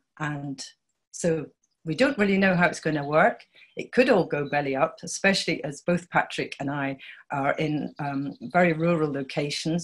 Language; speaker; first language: English; native; English